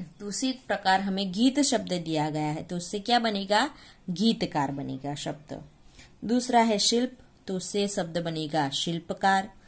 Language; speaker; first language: Hindi; non-native, local second language; Gujarati